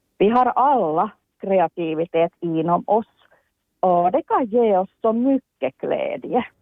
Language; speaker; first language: Swedish; non-native, local second language; Finnish